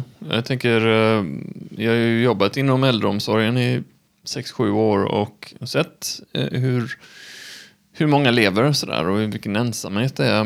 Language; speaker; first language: Swedish; native; Swedish